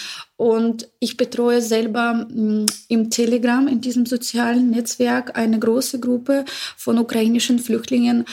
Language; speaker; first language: German; non-native, fluent; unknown